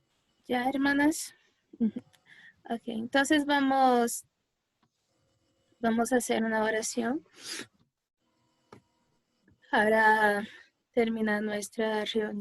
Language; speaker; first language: Spanish; non-native, fluent; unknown